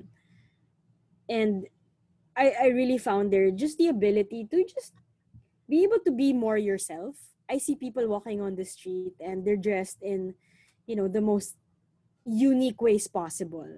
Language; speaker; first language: English; non-native, local second language; Filipino